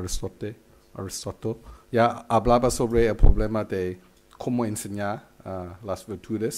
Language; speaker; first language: Spanish; non-native, fluent; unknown